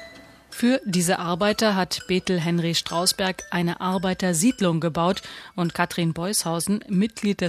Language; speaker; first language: German; native; German